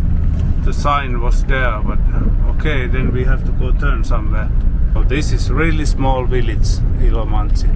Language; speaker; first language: English; non-native, learner; Finnish